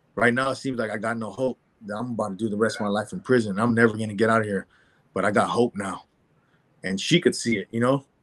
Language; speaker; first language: English; native; English